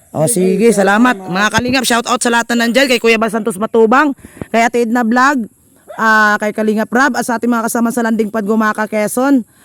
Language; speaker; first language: Filipino; non-native, local second language; Cebuano